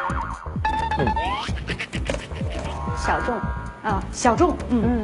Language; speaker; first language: Chinese; native; Chinese